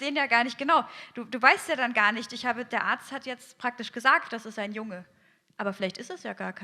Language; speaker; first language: German; native; German